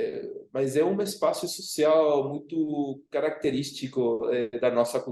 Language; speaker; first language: Portuguese; non-native, fluent; Spanish